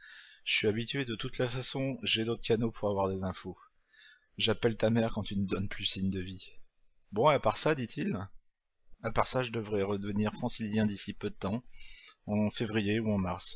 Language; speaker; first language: French; native; French